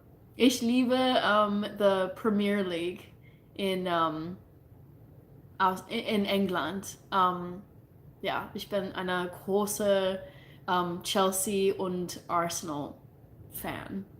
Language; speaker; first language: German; non-native, fluent; English